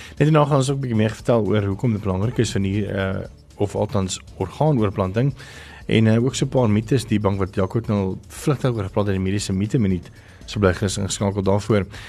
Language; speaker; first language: Afrikaans; native; Afrikaans